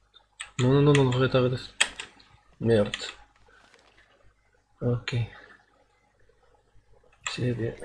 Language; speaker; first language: French; non-native, learner; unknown